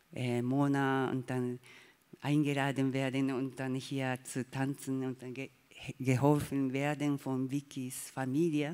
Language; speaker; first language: German; non-native, learner; Japanese